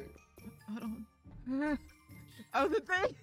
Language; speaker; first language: English; native; English